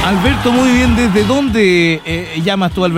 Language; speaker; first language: Spanish; native; Spanish